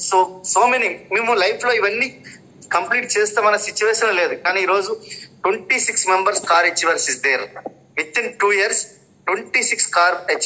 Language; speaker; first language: Telugu; native; Telugu